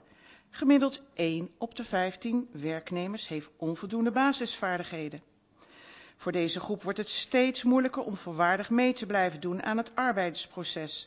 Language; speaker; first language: Dutch; native; Dutch